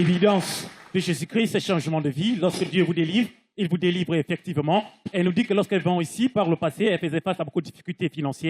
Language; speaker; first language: French; non-native, local second language; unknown